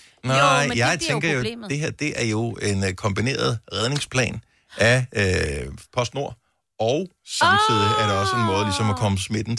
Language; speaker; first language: Danish; native; Danish